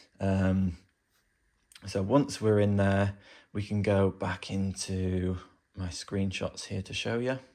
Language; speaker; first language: English; native; English